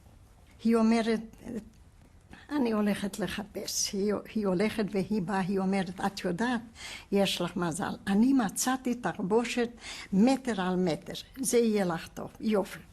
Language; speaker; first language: Hebrew; non-native, fluent; Hungarian